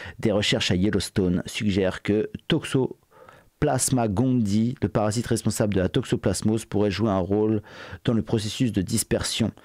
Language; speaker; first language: French; native; French